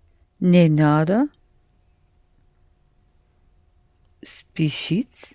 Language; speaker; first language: Russian; non-native, learner; English